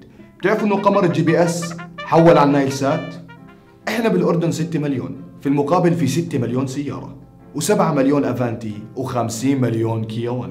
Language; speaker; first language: Arabic; native; Arabic